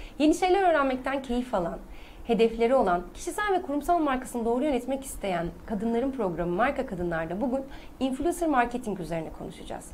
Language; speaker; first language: Turkish; native; Turkish